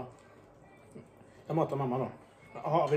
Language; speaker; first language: Swedish; early bilingual, other home language; Vietnamese